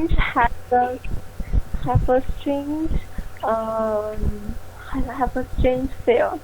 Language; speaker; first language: English; non-native, learner; Chinese